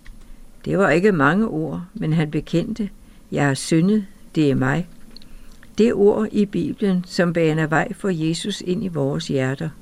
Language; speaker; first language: Danish; native; Danish